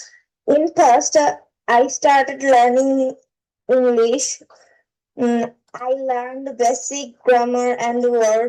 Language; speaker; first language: English; non-native, learner; Bangla